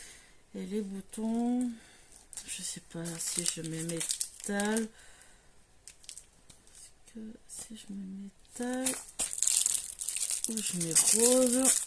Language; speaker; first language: French; native; French